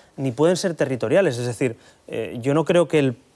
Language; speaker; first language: Spanish; native; Spanish